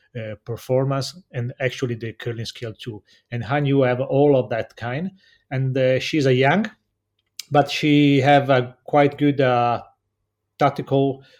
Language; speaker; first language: English; non-native, learner; Italian